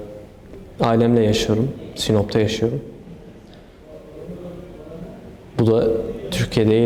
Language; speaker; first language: Turkish; early bilingual, other home language; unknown